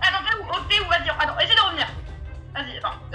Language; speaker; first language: French; native; French